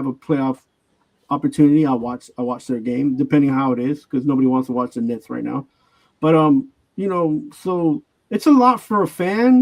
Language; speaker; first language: English; native; English